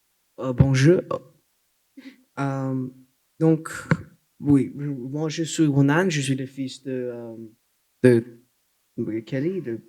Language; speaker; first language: French; non-native, local second language; English